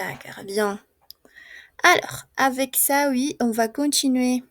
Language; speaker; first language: French; non-native, fluent; Spanish